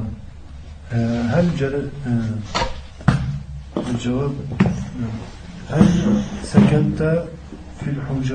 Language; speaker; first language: Arabic; non-native, learner; French